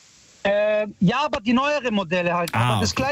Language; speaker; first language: German; early bilingual, other home language; Italian